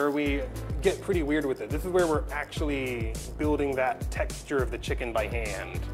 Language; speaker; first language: English; native; English